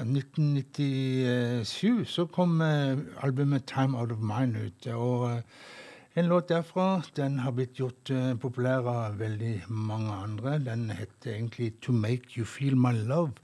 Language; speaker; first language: Norwegian; native; Norwegian